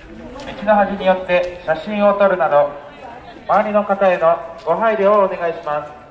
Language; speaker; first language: Japanese; native; Japanese